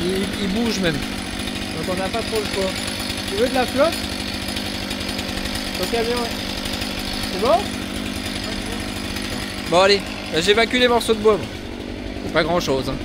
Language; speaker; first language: French; native; French